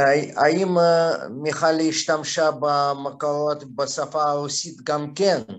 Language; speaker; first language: Hebrew; non-native, fluent; Russian